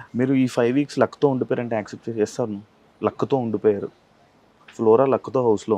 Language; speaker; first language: Telugu; native; Telugu